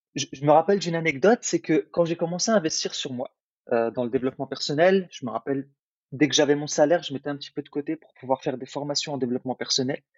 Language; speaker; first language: French; early bilingual, other home language; Arabic